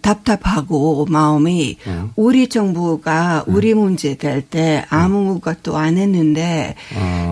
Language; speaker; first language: Korean; non-native, fluent; Hungarian